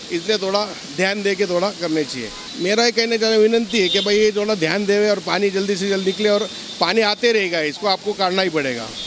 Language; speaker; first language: Hindi; non-native, local second language; Gujarati